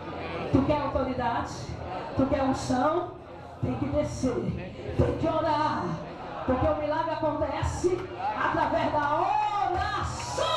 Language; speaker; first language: Portuguese; native; Portuguese